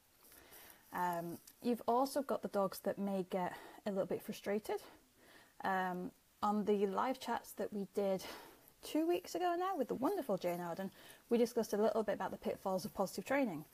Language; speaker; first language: English; native; English